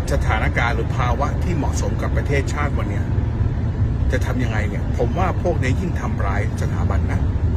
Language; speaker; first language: Thai; non-native, fluent; English